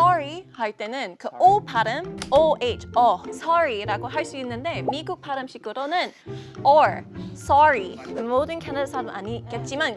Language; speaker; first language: Korean; non-native, fluent; English